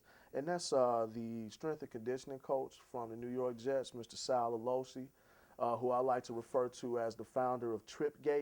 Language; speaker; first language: English; native; English